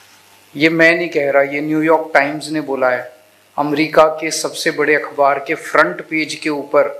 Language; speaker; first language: Hindi; native; Hindi